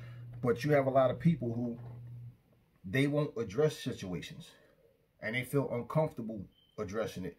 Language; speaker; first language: English; native; English